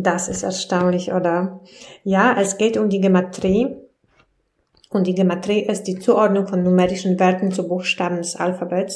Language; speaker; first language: German; non-native, fluent; Polish